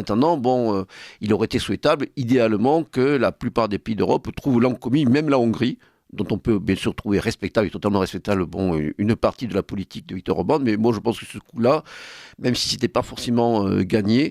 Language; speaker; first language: French; native; French